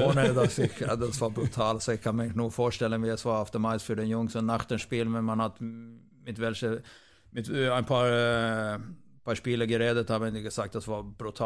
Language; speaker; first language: German; non-native, fluent; Swedish